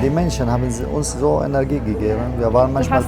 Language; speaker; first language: German; non-native, learner; Arabic